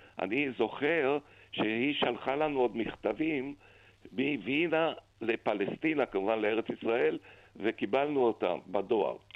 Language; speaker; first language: Hebrew; early bilingual, other home language; German